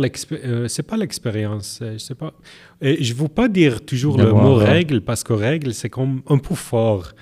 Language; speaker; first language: French; non-native, learner; Arabic